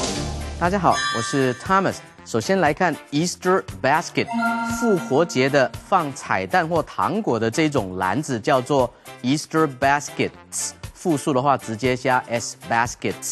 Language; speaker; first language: Chinese; native; Chinese